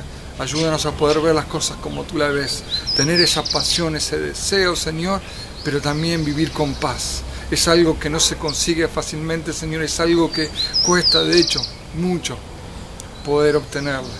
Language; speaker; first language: Spanish; native; Spanish